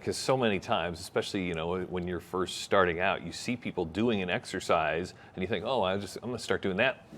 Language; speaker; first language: English; native; English